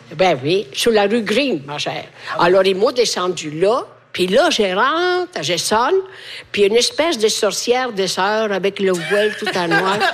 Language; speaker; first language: French; non-native, fluent; Italian